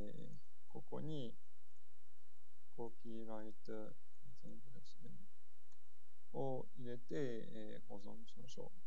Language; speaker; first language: Japanese; non-native, fluent; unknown